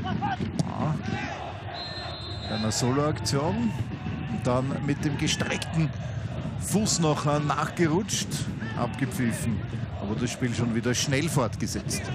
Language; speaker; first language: German; native; German